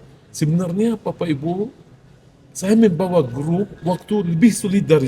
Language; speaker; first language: Indonesian; non-native, fluent; Arabic